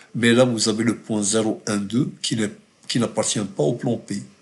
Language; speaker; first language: French; non-native, local second language; Arabic